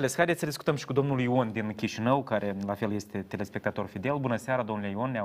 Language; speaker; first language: Romanian; native; Romanian